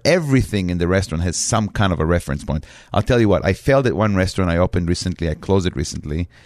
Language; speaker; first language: English; non-native, fluent; Hebrew